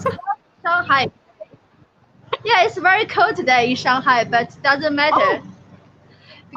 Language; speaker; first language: English; non-native, fluent; Chinese